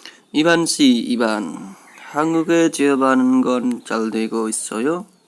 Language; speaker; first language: Korean; non-native, learner; Indonesian